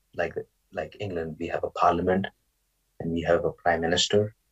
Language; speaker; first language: English; non-native, local second language; Marathi